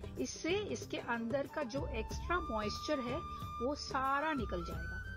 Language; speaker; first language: Hindi; non-native, local second language; Bangla